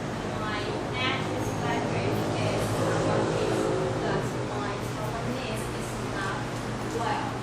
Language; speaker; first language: English; non-native, learner; Chinese